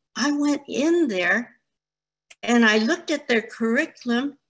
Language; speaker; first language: English; native; English